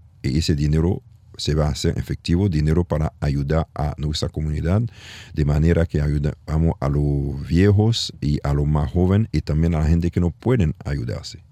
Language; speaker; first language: Spanish; non-native, learner; French